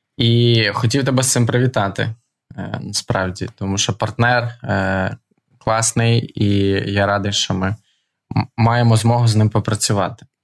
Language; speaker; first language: Ukrainian; non-native, local second language; Russian